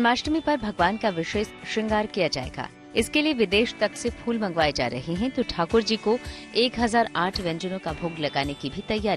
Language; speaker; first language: Hindi; native; Hindi